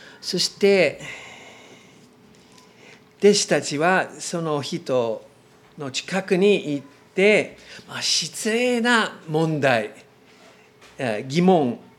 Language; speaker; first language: Japanese; non-native, learner; English